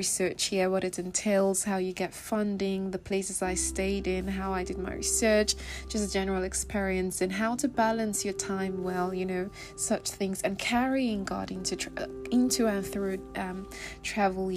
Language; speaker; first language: English; non-native, local second language; Igbo